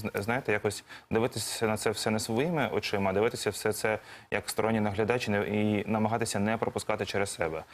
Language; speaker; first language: Ukrainian; native; Ukrainian